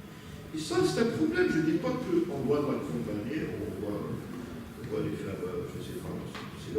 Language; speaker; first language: French; non-native, local second language; Arabic